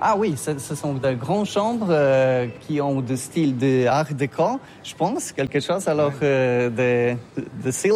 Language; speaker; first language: French; non-native, learner; Polish